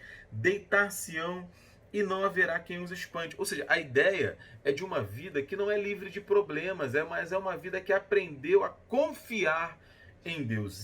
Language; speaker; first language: Portuguese; native; Portuguese